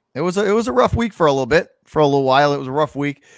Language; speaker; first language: English; native; English